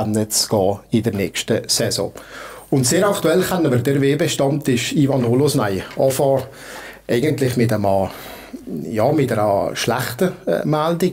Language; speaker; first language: German; native; German